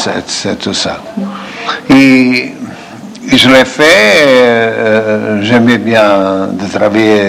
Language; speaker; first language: French; non-native, fluent; Portuguese